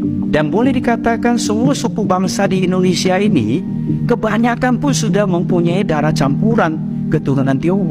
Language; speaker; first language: Indonesian; native; Indonesian